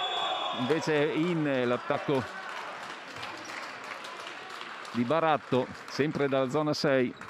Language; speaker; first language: Italian; native; Italian